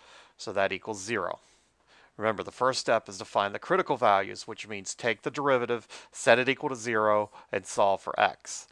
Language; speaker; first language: English; native; English